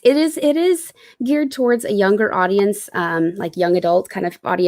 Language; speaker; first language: English; native; English